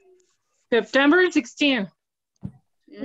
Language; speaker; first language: English; non-native, learner; Spanish